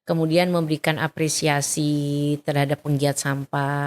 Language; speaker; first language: Indonesian; native; Indonesian